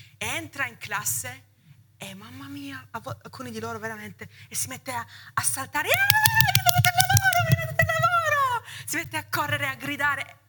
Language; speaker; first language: Italian; early bilingual, heritage; Italian